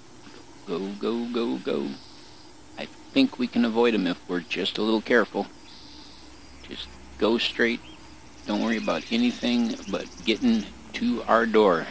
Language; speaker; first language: English; native; English